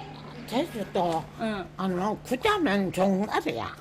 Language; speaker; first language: Korean; non-native, local second language; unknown